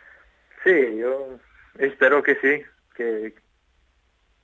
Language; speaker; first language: Spanish; non-native, fluent; Swedish